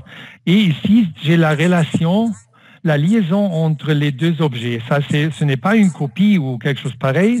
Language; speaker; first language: French; non-native, fluent; German